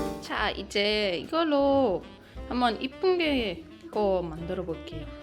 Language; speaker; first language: Korean; early bilingual, heritage; German